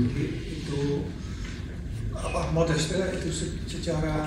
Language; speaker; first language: Indonesian; non-native, fluent; Dutch